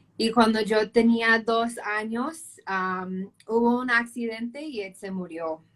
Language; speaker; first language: Spanish; non-native, fluent; English